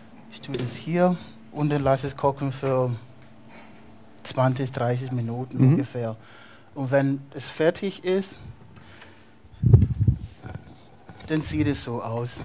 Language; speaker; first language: German; non-native, fluent; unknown